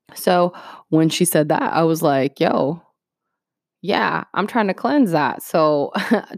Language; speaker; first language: English; early bilingual, other home language; Spanish